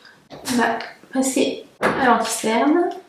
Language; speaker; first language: French; native; French